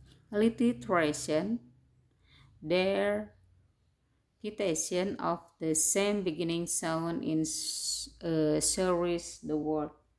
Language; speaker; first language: English; non-native, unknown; Indonesian